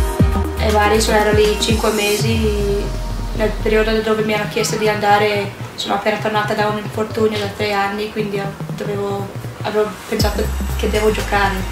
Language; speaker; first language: Italian; non-native, learner; English